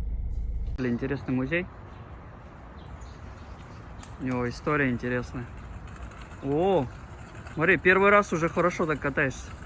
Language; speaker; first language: Russian; native; Russian